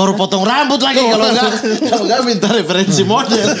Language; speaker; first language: Indonesian; native; Indonesian